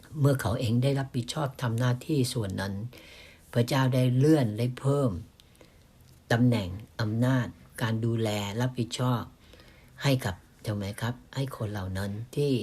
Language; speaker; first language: Thai; native; Thai